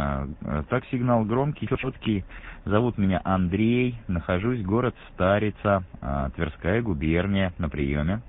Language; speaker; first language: Russian; native; Russian